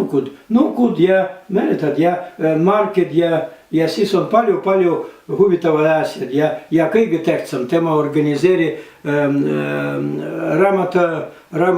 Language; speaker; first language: Estonian; non-native, learner; Russian